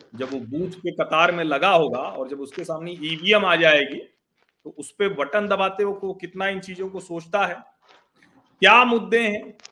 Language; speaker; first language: Hindi; native; Hindi